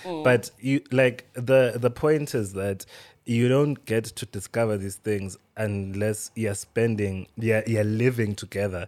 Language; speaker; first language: English; non-native, local second language; Swati